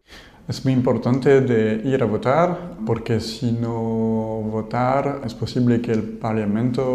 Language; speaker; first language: Spanish; non-native, learner; French